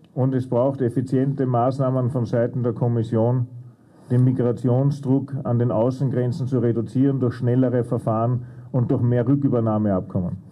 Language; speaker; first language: German; native; German